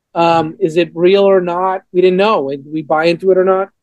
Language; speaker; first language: English; native; English